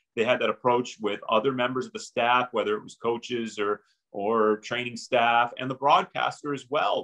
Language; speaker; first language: English; native; English